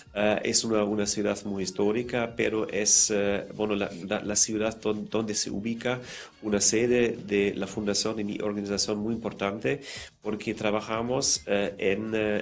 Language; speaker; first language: Spanish; non-native, fluent; German